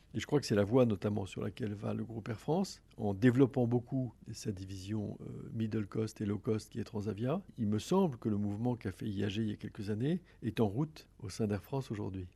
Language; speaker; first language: French; native; French